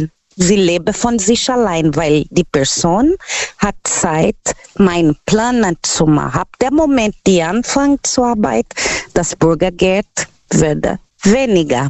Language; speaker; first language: German; non-native, fluent; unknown